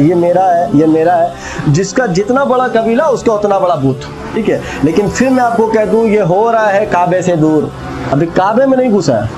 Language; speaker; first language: Urdu; native; Urdu